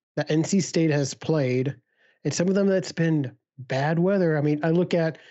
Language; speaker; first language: English; native; English